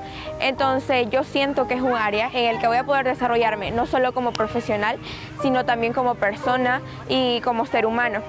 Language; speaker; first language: Spanish; native; Spanish